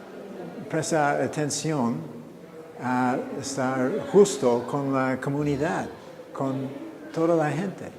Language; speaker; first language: Spanish; non-native, fluent; English